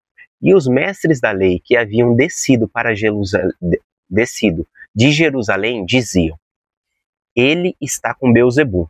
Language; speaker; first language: Portuguese; native; Portuguese